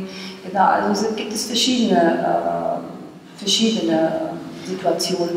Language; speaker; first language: German; non-native, fluent; Bosnian